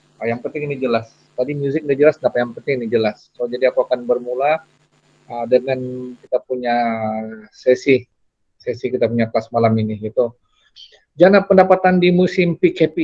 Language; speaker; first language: Indonesian; non-native, local second language; Malay